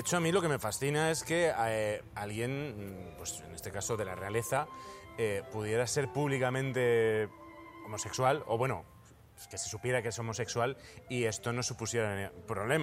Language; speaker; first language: Spanish; native; Spanish